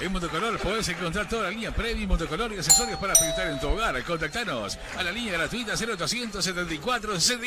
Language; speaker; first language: Spanish; native; Spanish